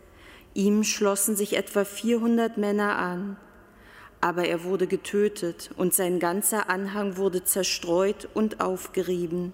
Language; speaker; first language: German; native; German